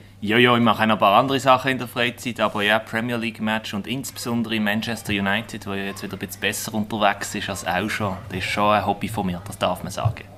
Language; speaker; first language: German; native; German